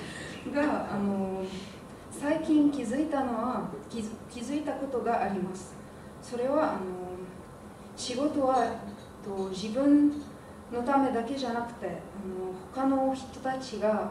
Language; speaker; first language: Japanese; non-native, fluent; Arabic